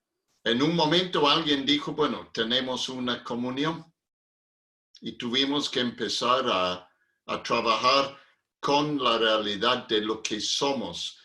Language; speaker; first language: Spanish; non-native, fluent; English